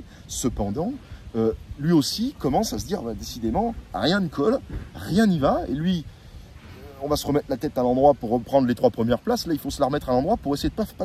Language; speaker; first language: French; native; French